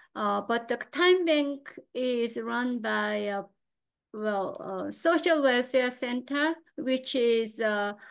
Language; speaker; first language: English; non-native, fluent; Korean